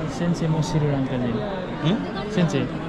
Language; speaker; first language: Japanese; non-native, learner; Nepali